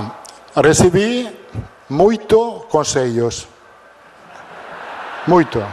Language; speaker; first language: Portuguese; non-native, fluent; Italian